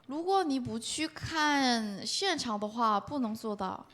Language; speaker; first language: Chinese; non-native, fluent; Korean